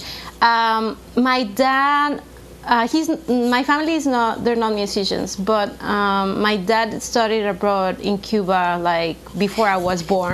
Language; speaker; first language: English; non-native, fluent; Spanish